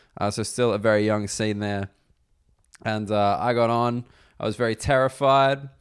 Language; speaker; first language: English; native; English